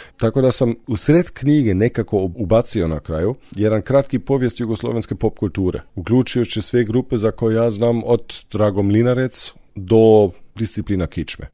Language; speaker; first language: Croatian; non-native, fluent; German